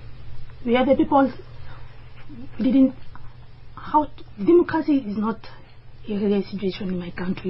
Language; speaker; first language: English; non-native, learner; French